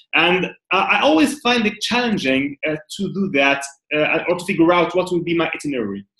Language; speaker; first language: English; non-native, fluent; Arabic